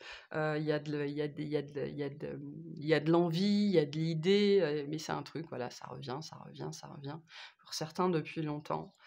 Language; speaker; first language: French; native; French